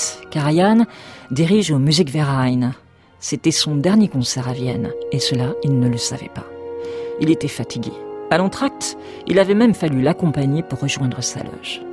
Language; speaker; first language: French; native; French